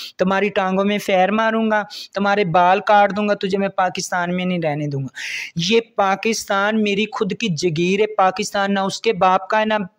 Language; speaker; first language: Urdu; non-native, local second language; Punjabi